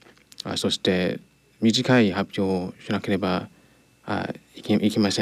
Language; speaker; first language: Japanese; non-native, learner; English